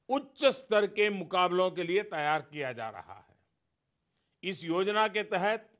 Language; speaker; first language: Hindi; non-native, local second language; Gujarati